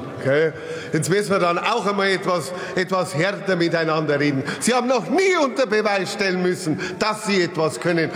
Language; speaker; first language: German; native; German